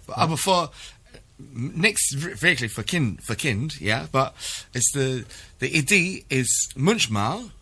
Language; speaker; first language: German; non-native, learner; English